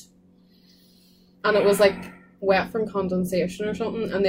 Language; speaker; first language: English; native; English